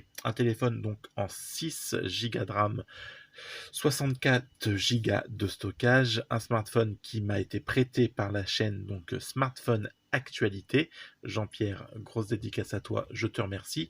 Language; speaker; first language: French; native; French